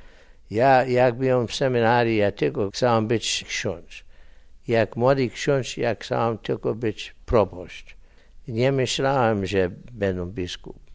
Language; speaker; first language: Polish; early bilingual, heritage; English